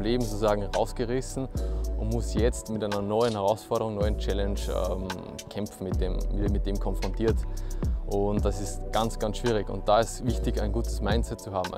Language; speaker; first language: German; native; German